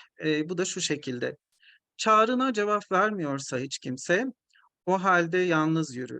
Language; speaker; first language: Turkish; non-native, fluent; Bangla